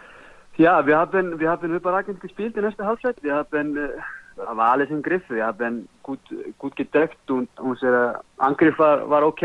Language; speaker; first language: German; non-native, learner; Icelandic